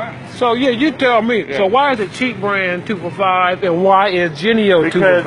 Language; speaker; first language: English; native; English